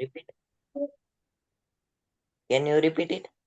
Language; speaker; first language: English; non-native, learner; Marathi